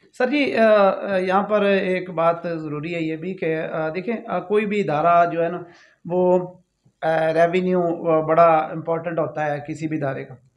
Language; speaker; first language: Urdu; non-native, local second language; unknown